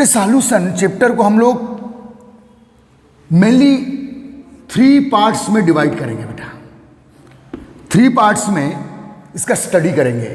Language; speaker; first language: Hindi; native; Hindi